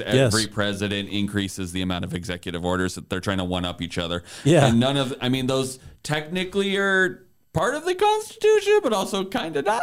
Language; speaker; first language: English; native; English